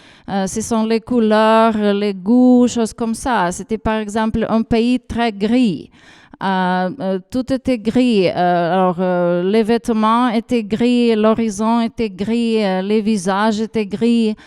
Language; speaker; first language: French; non-native, fluent; Ukrainian